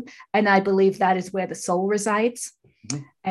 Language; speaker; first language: English; native; English